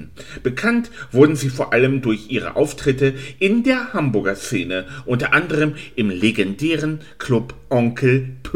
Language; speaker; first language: German; native; German